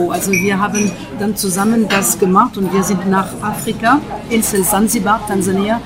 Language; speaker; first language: German; non-native, fluent; French